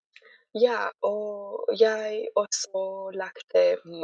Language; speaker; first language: Norwegian; non-native, learner; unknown